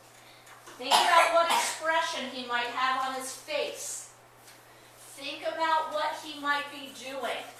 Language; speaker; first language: English; native; English